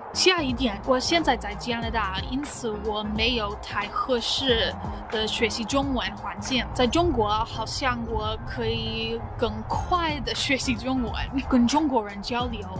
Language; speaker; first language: Chinese; non-native, learner; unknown